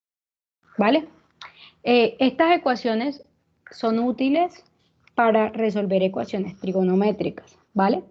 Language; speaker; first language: Spanish; native; Spanish